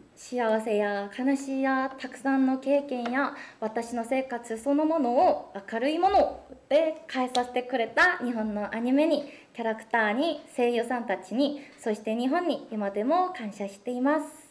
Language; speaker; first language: Japanese; non-native, fluent; Korean